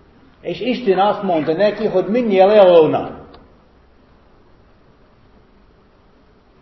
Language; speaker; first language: Hungarian; non-native, fluent; English